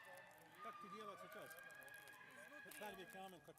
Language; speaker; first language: Russian; non-native, learner; German